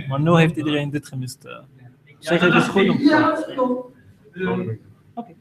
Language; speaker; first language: Dutch; non-native, fluent; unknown